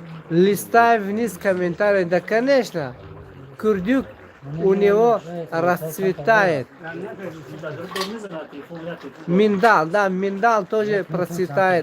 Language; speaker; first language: Russian; non-native, local second language; Tajik